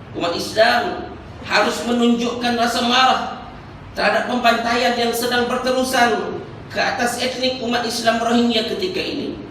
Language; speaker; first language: Malay; native; Malay